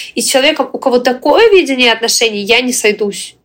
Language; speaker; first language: Russian; non-native, fluent; Ukrainian